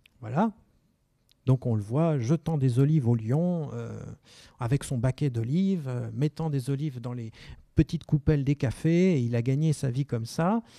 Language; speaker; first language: French; native; French